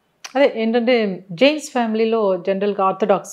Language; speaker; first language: Telugu; native; Telugu